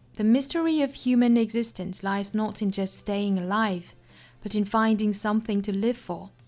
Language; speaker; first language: English; non-native, fluent; Chinese